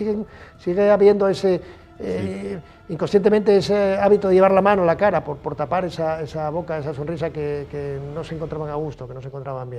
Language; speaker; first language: Spanish; native; Spanish